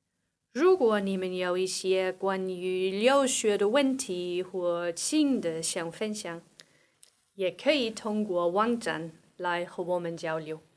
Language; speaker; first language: Chinese; non-native, fluent; English